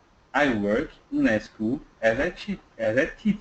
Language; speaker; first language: English; non-native, learner; Portuguese